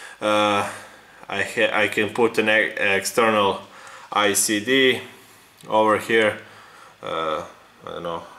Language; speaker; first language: English; non-native, fluent; Serbian